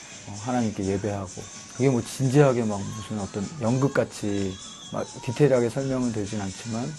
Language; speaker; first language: Korean; native; Korean